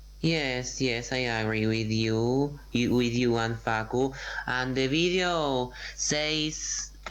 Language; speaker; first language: English; non-native, learner; Spanish